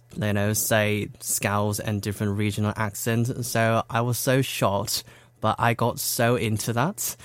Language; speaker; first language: English; non-native, fluent; Korean